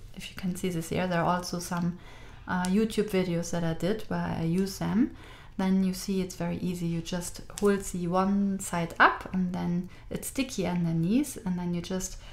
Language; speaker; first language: English; non-native, fluent; German